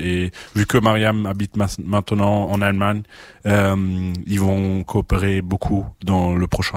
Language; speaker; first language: French; non-native, fluent; German